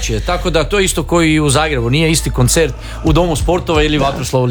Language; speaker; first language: Serbian; native; Serbian